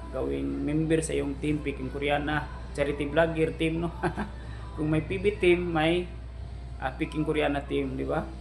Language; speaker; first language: Filipino; non-native, local second language; Cebuano